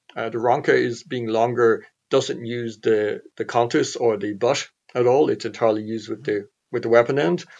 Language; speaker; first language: English; native; English